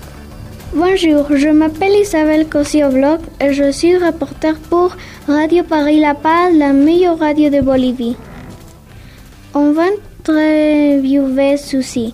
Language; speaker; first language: French; non-native, learner; Spanish